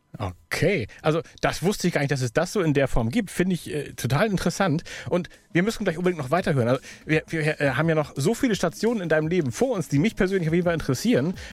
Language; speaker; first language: German; native; German